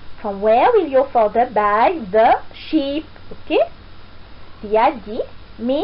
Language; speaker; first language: English; non-native, fluent; French